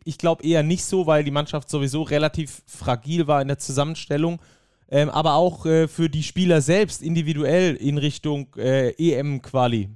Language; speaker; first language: German; native; German